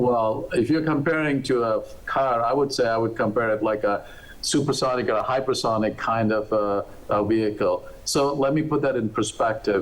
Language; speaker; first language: English; non-native, local second language; Malayalam